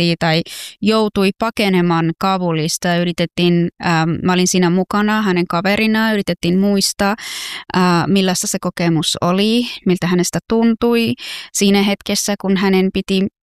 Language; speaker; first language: Finnish; non-native, fluent; Persian